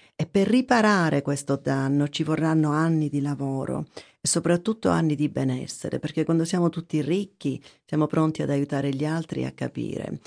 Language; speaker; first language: Italian; native; Italian